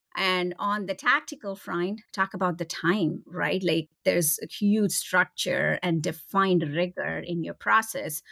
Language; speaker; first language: English; non-native, local second language; Tamil